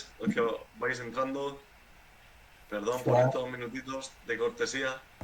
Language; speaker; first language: Spanish; native; Spanish